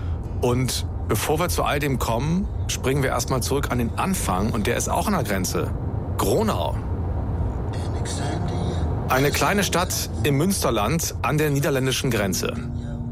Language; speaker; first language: German; native; German